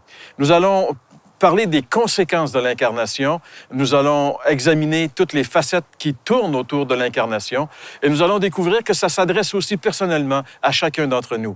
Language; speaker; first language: French; native; French